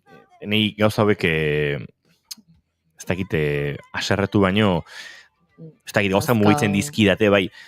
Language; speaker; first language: Basque; native; Basque